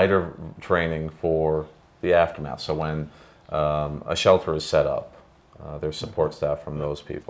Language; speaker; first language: English; native; English